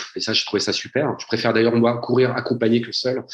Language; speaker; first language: French; native; French